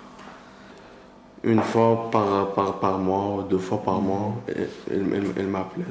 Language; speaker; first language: French; non-native, learner; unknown